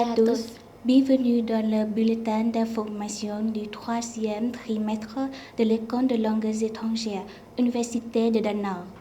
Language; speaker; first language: French; non-native, fluent; Vietnamese